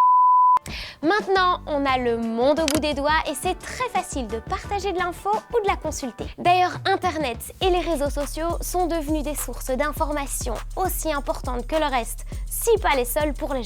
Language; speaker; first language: French; native; French